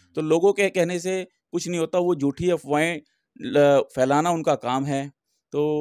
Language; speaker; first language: Hindi; native; Hindi